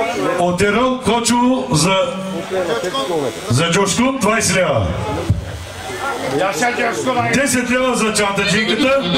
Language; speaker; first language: Bulgarian; non-native, local second language; Turkish